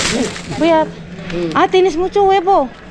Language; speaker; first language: Spanish; non-native, learner; Filipino